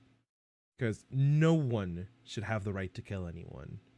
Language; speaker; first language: English; native; English